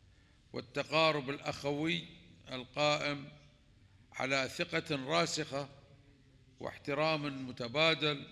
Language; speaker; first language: Arabic; native; Arabic